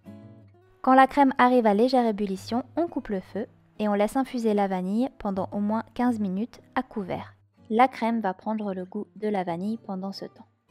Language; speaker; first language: French; native; French